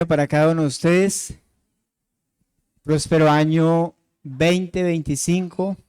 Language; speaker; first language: Spanish; native; Spanish